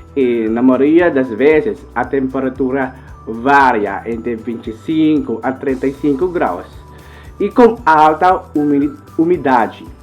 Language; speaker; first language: Portuguese; non-native, learner; Filipino